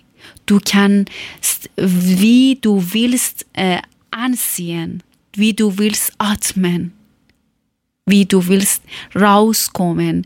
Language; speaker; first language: German; non-native, learner; Persian